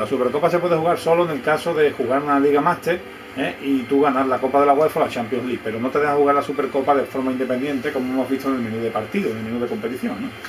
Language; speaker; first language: Spanish; native; Spanish